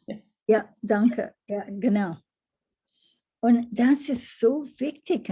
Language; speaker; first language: German; non-native, learner; English